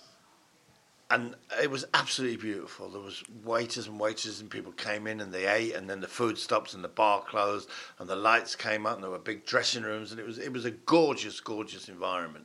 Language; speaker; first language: English; native; English